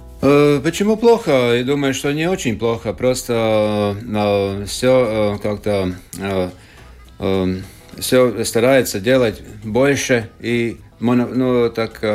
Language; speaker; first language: Russian; non-native, local second language; Latvian